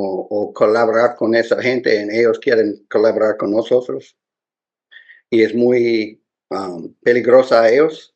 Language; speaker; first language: Spanish; non-native, learner; English